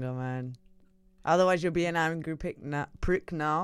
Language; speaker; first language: English; native; English